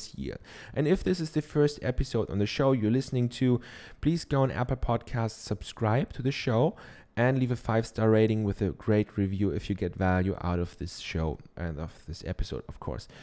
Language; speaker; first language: English; non-native, fluent; German